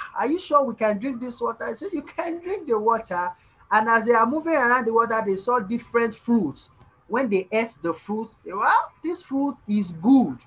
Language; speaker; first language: English; non-native, local second language; Yoruba